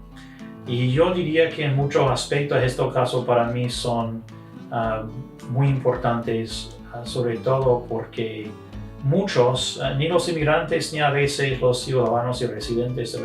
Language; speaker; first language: Spanish; non-native, fluent; English